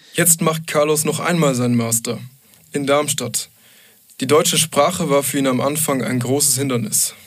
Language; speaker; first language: German; native; German